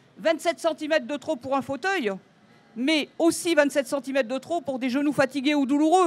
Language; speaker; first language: French; native; French